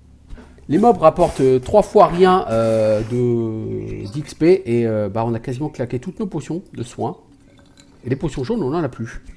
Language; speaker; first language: French; native; French